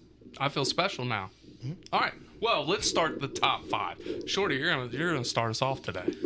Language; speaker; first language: English; native; English